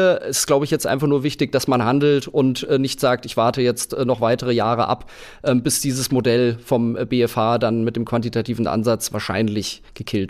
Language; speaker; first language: German; native; German